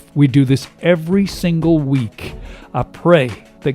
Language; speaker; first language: English; native; English